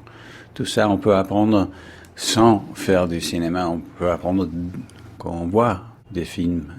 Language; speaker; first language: French; non-native, fluent; English